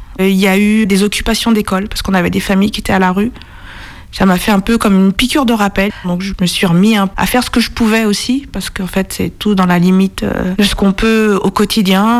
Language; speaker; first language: French; native; French